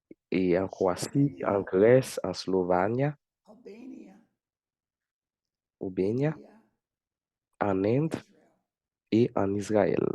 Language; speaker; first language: French; non-native, fluent; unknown